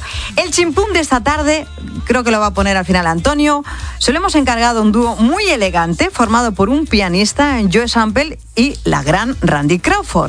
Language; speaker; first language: Spanish; native; Spanish